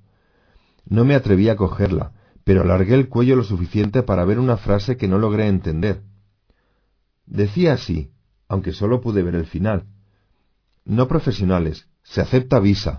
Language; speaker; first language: Spanish; native; Spanish